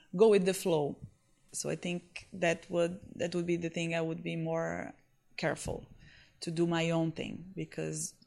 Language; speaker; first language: English; non-native, fluent; Portuguese